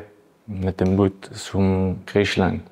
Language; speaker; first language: German; non-native, learner; Persian